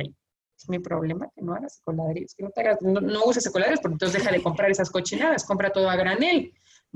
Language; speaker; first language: Spanish; native; Spanish